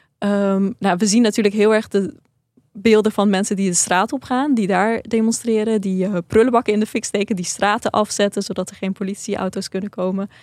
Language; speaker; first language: Dutch; early bilingual, other home language; Persian